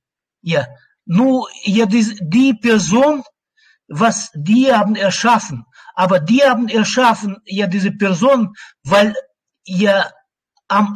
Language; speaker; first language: German; non-native, learner; Russian